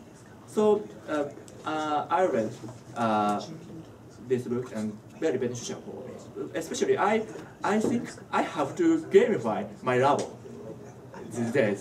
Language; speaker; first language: English; non-native, learner; Japanese